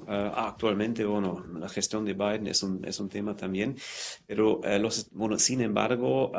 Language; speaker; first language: Spanish; non-native, fluent; German